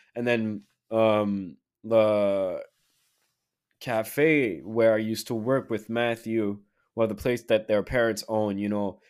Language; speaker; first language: English; native; English